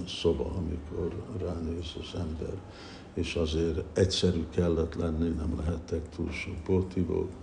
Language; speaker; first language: Hungarian; early bilingual, heritage; Hungarian